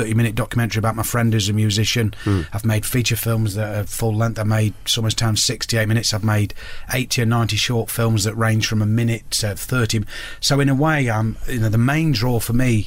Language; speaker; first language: English; native; English